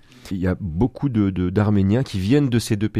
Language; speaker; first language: French; native; French